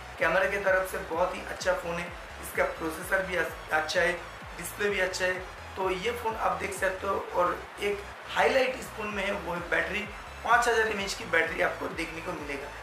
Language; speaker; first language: Hindi; non-native, local second language; Bangla